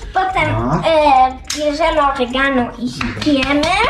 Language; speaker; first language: Polish; early bilingual, heritage; Polish